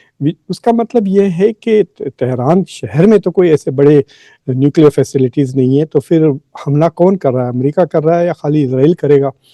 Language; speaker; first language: Urdu; native; Urdu